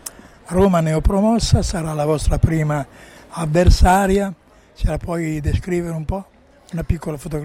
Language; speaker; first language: Italian; native; Italian